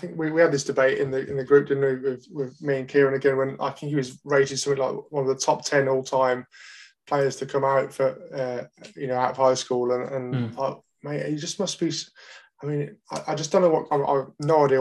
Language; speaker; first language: English; native; English